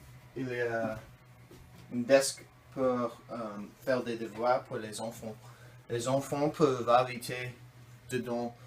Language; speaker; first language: French; non-native, learner; English